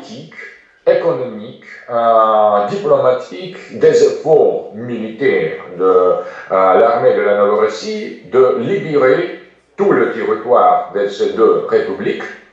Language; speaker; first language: French; non-native, fluent; Russian